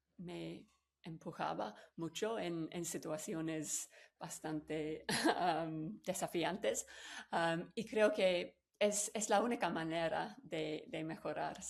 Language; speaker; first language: Spanish; non-native, fluent; English